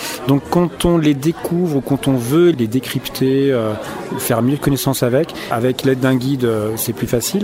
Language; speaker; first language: French; native; French